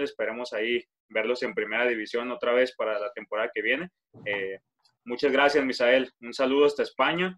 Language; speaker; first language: Spanish; native; Spanish